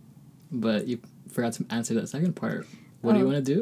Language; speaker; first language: English; early bilingual, other home language; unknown